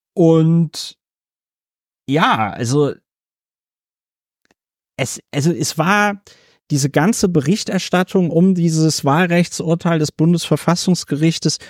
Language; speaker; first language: German; native; German